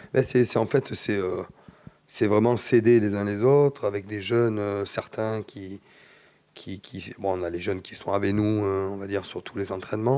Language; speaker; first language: French; native; French